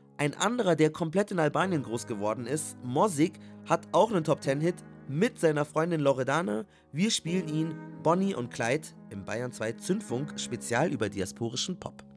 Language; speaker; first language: German; native; German